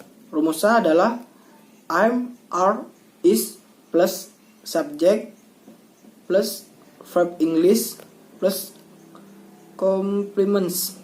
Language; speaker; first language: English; non-native, learner; Indonesian